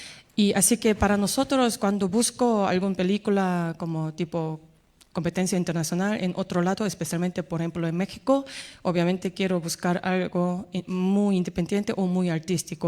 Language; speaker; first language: Spanish; non-native, learner; Korean